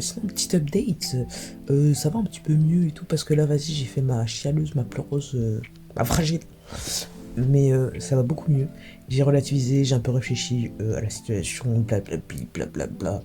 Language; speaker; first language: French; native; French